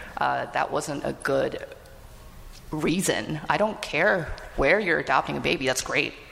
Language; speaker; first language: English; native; English